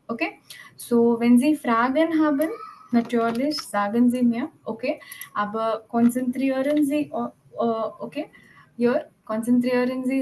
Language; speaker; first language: German; non-native, fluent; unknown